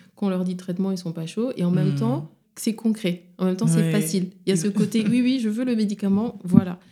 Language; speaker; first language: French; non-native, local second language; Wolof